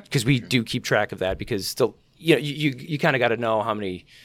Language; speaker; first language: English; native; English